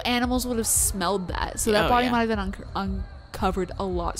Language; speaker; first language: English; native; English